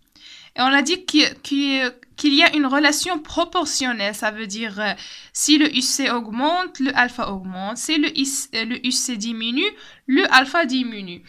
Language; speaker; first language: French; non-native, local second language; Arabic